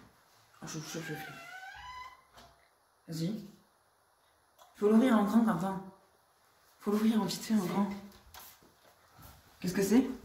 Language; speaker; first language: French; native; French